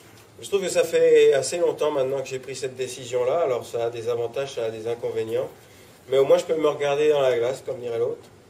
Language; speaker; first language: French; native; French